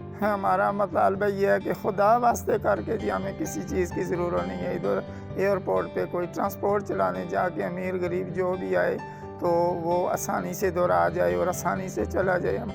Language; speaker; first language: Urdu; non-native, local second language; Punjabi